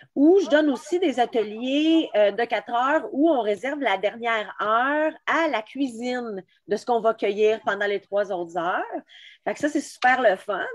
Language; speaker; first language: French; native; French